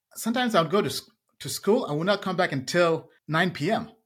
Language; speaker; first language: English; early bilingual, other home language; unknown